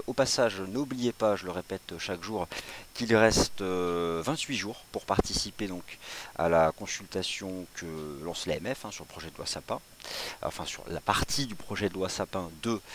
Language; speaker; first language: French; native; French